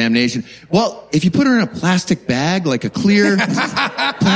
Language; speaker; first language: English; native; English